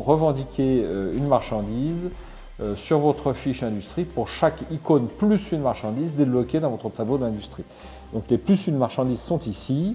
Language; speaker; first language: French; native; French